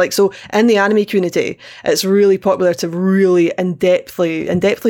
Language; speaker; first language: English; native; English